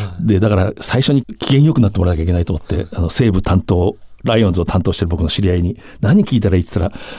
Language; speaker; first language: Japanese; native; Japanese